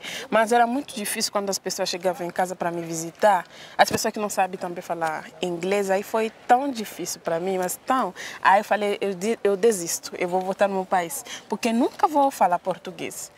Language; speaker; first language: Portuguese; non-native, fluent; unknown